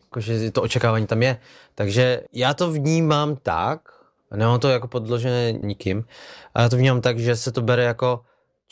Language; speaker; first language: Czech; early bilingual, other home language; Vietnamese